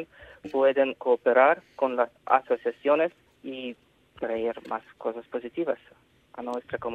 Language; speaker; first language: Spanish; non-native, fluent; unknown